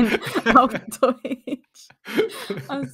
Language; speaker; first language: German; non-native, learner; French